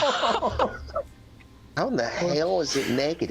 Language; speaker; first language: English; native; English